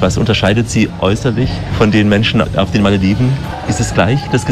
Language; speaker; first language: German; native; German